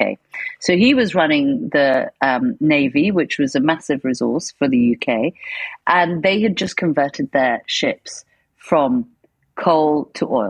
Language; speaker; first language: English; native; English